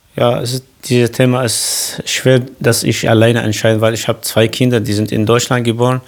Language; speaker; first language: German; non-native, learner; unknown